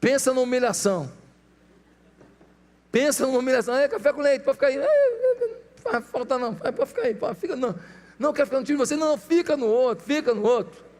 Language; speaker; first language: Portuguese; native; Portuguese